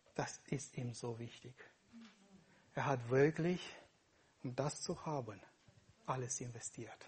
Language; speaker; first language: German; non-native, fluent; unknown